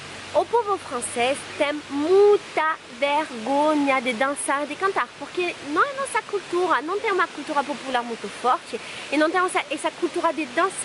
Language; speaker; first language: Portuguese; non-native, fluent; French